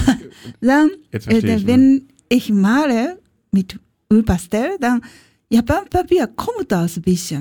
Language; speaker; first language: German; non-native, learner; Japanese